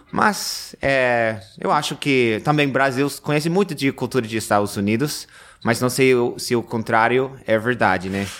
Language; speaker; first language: Portuguese; non-native, fluent; English